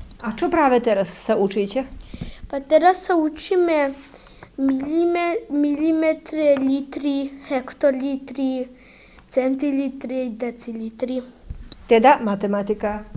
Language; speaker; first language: Slovak; non-native, local second language; Serbian